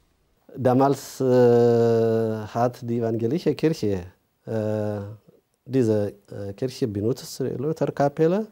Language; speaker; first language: German; non-native, learner; Amharic